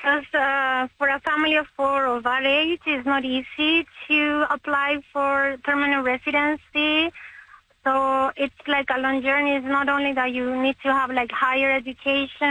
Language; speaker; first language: English; non-native, fluent; Spanish